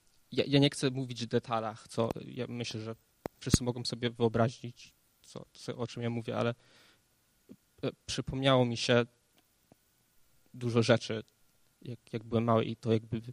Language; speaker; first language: Polish; early bilingual, heritage; Polish